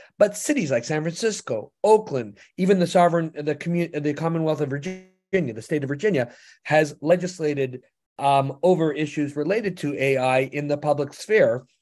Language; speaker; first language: English; native; English